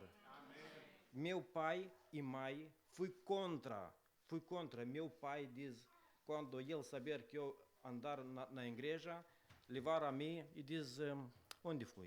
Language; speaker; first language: Portuguese; non-native, learner; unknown